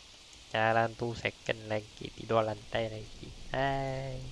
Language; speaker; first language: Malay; non-native, local second language; Chinese